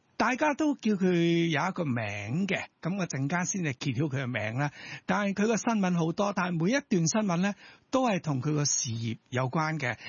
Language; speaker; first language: Cantonese; native; Cantonese